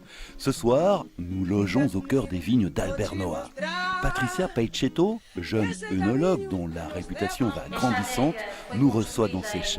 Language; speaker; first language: French; native; French